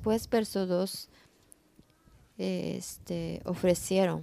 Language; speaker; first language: Spanish; non-native, learner; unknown